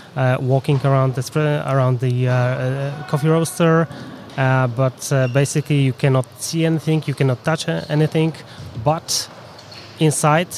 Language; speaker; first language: English; non-native, fluent; Polish